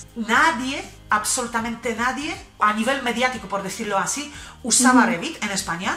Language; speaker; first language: Spanish; non-native, fluent; Polish